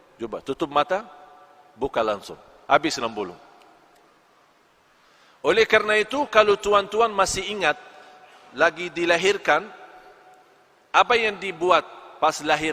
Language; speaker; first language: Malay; non-native, fluent; Arabic